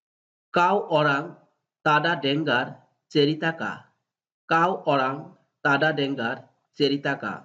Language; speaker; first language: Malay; non-native, fluent; Bangla